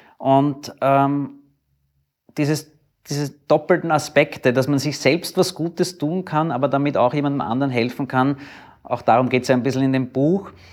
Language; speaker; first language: German; native; German